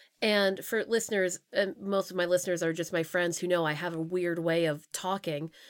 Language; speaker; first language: English; native; English